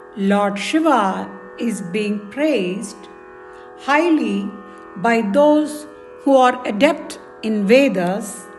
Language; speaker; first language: English; non-native, local second language; Tamil